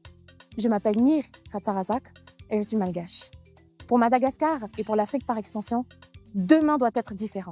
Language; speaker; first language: French; non-native, local second language; Malagasy